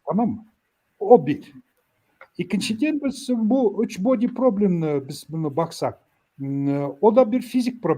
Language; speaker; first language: Turkish; non-native, learner; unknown